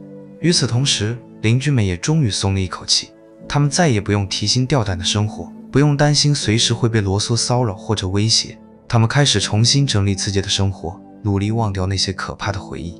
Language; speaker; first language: Chinese; native; Chinese